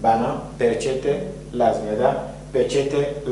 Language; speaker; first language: Turkish; non-native, fluent; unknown